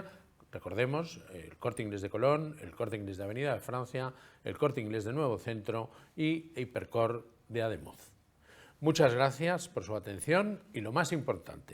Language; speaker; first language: Spanish; native; Spanish